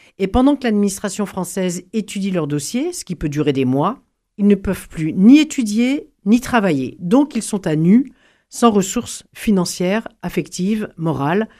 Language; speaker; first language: French; native; French